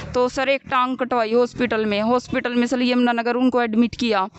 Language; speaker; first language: Hindi; native; Hindi